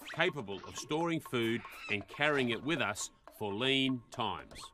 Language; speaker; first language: English; native; English